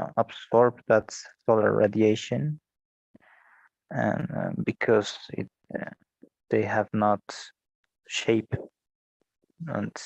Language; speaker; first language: English; non-native, learner; Spanish